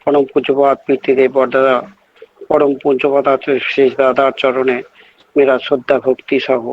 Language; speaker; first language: Hindi; non-native, local second language; Bangla